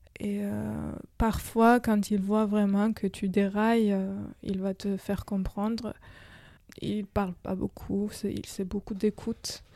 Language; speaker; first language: French; non-native, fluent; Georgian